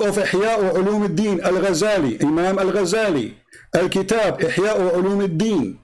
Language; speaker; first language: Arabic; native; Arabic